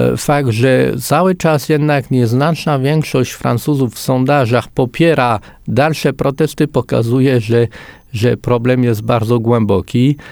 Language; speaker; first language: Polish; non-native, fluent; French